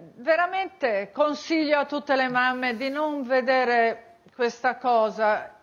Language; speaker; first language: Italian; native; Italian